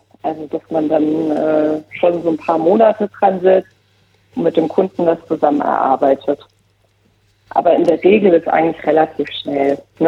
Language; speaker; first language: German; native; German